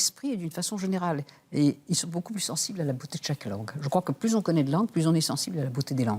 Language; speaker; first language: French; native; French